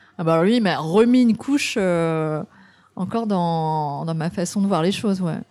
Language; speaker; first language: French; early bilingual, other home language; Cantonese